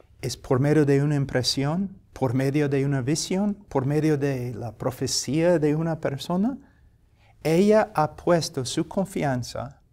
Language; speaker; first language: Spanish; non-native, fluent; English